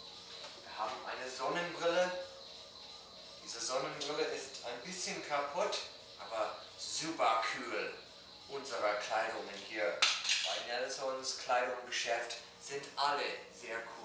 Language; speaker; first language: German; non-native, learner; English